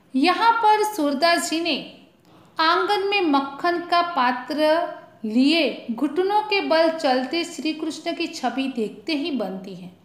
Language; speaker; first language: Hindi; non-native, local second language; Gujarati